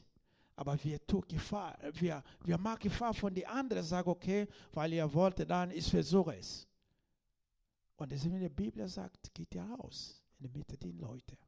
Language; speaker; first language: German; non-native, learner; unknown